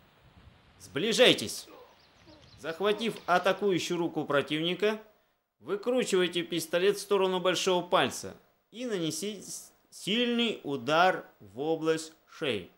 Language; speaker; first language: Russian; native; Russian